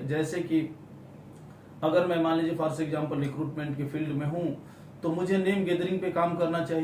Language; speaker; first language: Hindi; native; Hindi